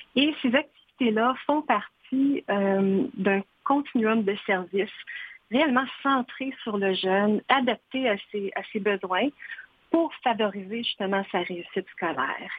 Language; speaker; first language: French; native; French